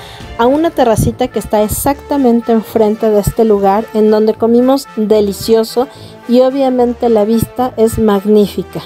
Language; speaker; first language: Spanish; native; Spanish